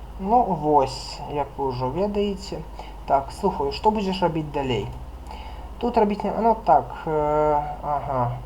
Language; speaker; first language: Belarusian; non-native, local second language; Russian